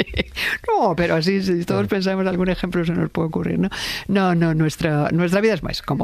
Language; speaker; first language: Spanish; native; Spanish